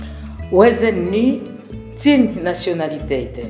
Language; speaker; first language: Dutch; non-native, learner; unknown